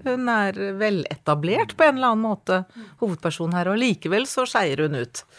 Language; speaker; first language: Norwegian; native; Norwegian